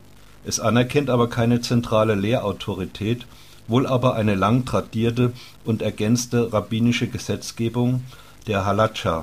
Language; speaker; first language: German; native; German